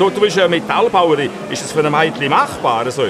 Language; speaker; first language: German; native; German